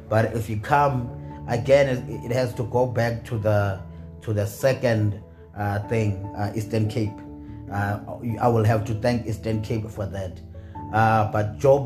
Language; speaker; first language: English; non-native, local second language; Xhosa